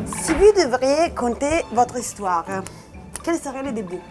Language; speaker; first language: French; non-native, learner; Italian